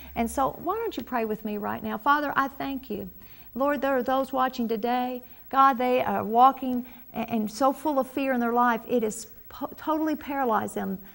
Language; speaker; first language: English; native; English